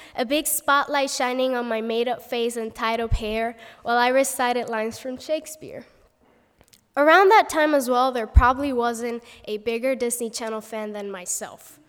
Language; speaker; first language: English; non-native, fluent; Spanish